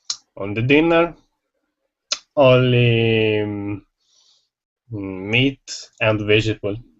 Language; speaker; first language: English; non-native, learner; Italian